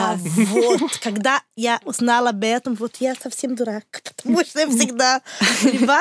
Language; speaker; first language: Russian; non-native, learner; Portuguese